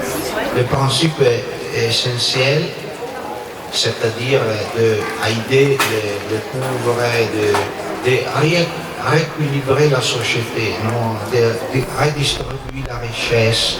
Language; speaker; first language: French; non-native, learner; Italian